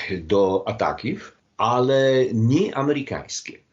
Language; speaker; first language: Polish; non-native, learner; Ukrainian